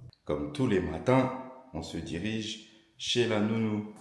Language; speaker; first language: French; native; French